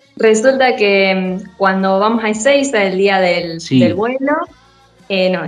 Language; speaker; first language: Spanish; native; Spanish